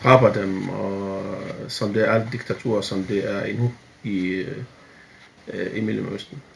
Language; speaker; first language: Danish; non-native, fluent; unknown